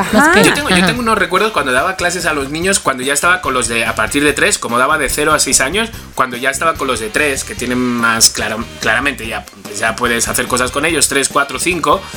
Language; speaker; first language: Spanish; native; Spanish